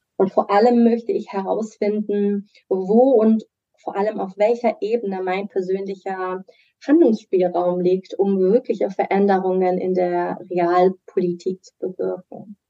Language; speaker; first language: German; early bilingual, other home language; Persian